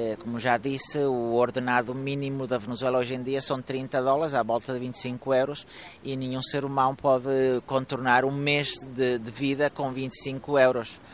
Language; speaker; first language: Portuguese; early bilingual, heritage; Portuguese